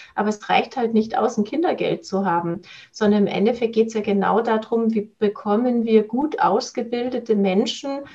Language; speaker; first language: German; native; German